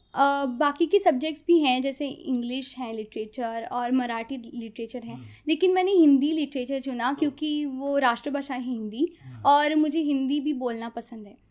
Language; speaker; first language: Hindi; non-native, local second language; Konkani